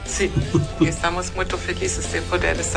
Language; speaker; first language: Portuguese; non-native, fluent; German